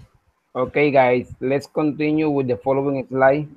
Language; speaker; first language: English; non-native, learner; Spanish